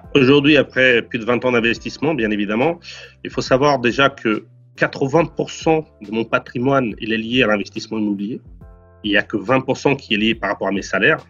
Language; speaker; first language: French; non-native, fluent; Portuguese